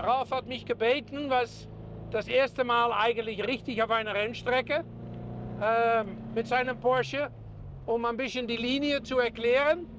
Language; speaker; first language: German; native; German